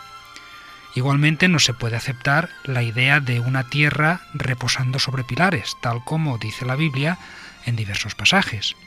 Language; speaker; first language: Spanish; native; Spanish